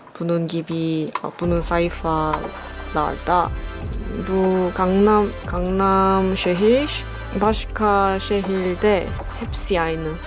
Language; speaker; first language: Turkish; non-native, learner; Korean